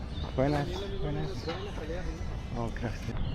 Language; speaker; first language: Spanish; non-native, learner; English